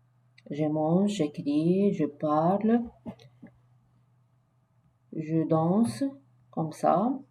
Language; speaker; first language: French; non-native, fluent; Arabic